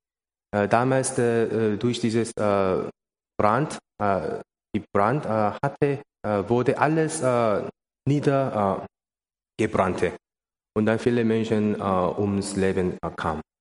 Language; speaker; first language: German; non-native, learner; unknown